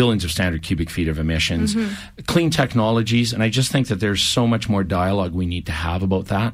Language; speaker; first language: English; native; English